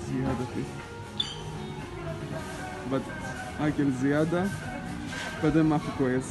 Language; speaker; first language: Arabic; non-native, learner; Greek